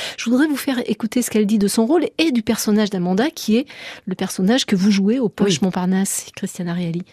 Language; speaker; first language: French; native; French